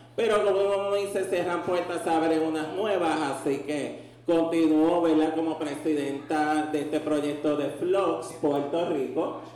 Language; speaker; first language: Spanish; native; Spanish